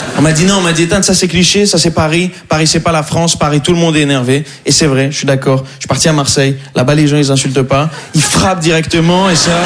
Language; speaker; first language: French; non-native, local second language; Arabic